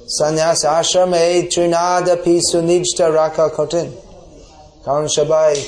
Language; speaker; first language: Bangla; non-native, fluent; English